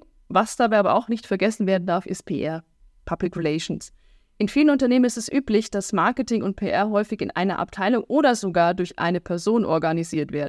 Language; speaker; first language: German; native; German